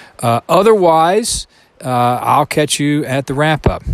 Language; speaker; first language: English; native; English